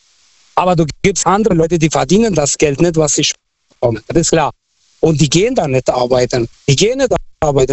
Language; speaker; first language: German; non-native, fluent; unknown